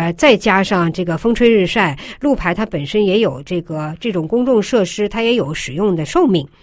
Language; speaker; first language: Chinese; native; Chinese